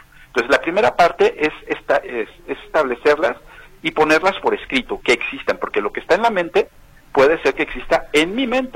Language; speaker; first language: Spanish; native; Spanish